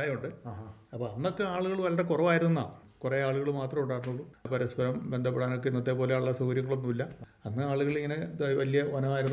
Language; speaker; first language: Malayalam; native; Malayalam